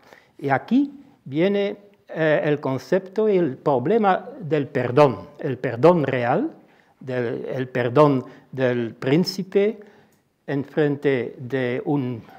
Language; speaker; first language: Spanish; non-native, fluent; Dutch